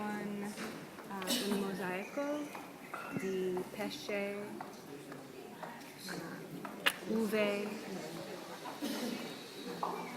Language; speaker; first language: Italian; non-native, learner; English